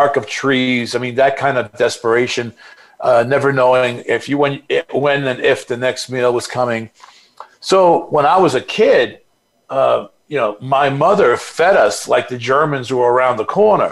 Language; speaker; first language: English; native; English